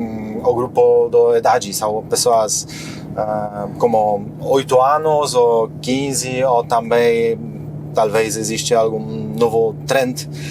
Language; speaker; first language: Portuguese; non-native, fluent; Polish